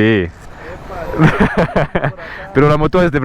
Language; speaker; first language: Spanish; non-native, learner; French